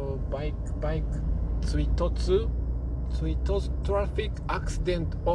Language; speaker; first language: English; non-native, learner; Japanese